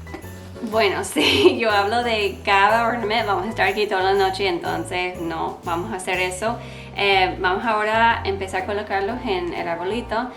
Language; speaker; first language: Spanish; non-native, learner; English